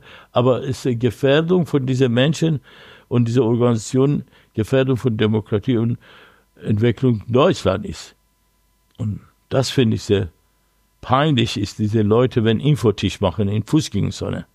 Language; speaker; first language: German; non-native, learner; Persian